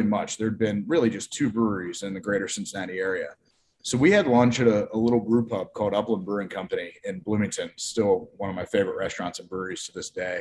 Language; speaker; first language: English; native; English